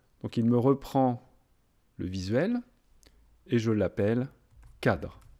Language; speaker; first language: French; native; French